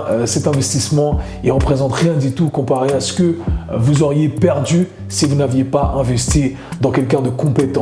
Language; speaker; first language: French; native; French